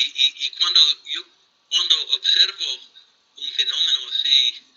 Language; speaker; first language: Spanish; non-native, fluent; English